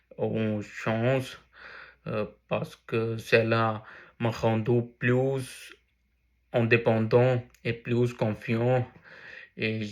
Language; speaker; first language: French; non-native, learner; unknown